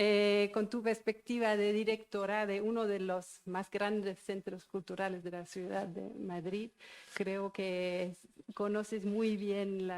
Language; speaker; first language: Spanish; non-native, fluent; German